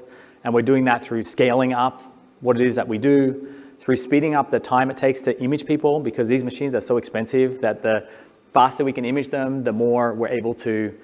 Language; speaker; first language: English; native; English